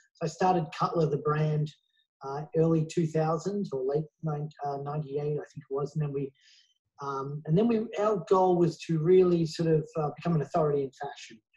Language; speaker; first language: English; native; English